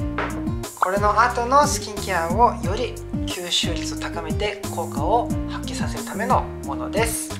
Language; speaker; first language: Japanese; non-native, fluent; Korean